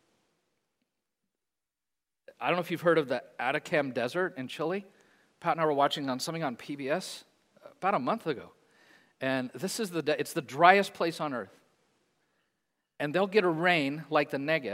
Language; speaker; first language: English; native; English